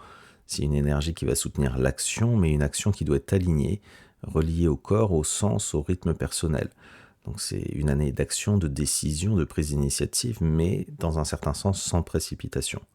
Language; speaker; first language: French; native; French